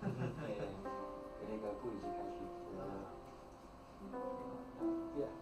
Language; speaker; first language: Chinese; early bilingual, heritage; English